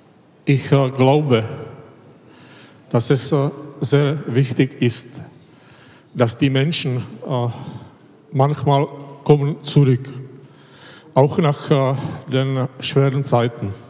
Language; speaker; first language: German; non-native, fluent; Czech